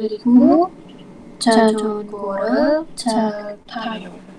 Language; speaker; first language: Korean; non-native, learner; Indonesian